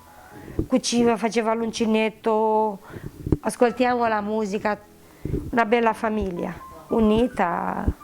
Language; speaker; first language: Italian; non-native, fluent; Romanian